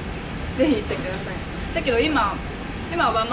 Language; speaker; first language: Japanese; non-native, fluent; Vietnamese